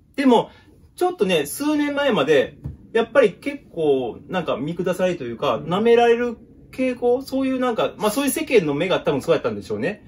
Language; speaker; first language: Japanese; native; Japanese